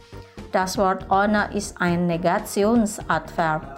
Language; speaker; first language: German; non-native, fluent; Indonesian